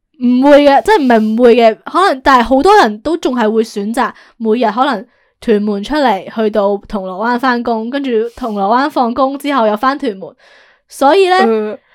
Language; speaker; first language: Cantonese; native; Cantonese